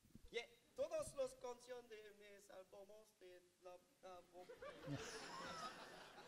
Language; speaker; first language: Spanish; non-native, learner; French